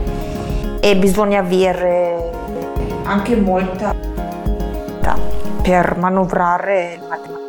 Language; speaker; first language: Italian; non-native, fluent; German